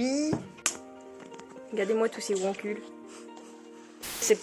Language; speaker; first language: French; native; French